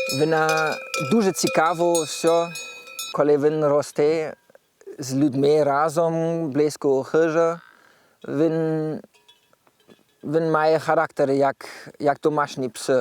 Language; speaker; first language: Ukrainian; non-native, learner; German